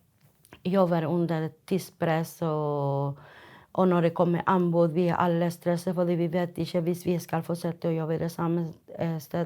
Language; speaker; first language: Norwegian; non-native, fluent; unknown